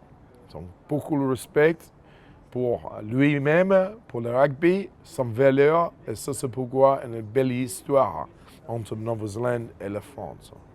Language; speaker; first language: French; non-native, fluent; English